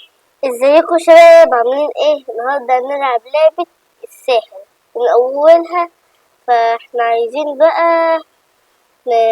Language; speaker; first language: Arabic; native; Arabic